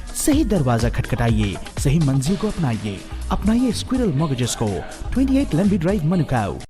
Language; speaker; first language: Hindi; native; Hindi